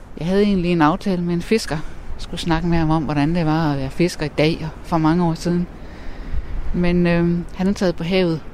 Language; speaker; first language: Danish; native; Danish